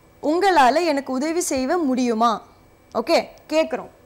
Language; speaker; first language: English; non-native, local second language; Tamil